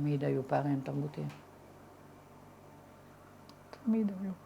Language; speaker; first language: Hebrew; early bilingual, other home language; Arabic